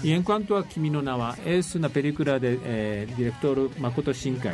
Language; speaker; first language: Spanish; non-native, fluent; Japanese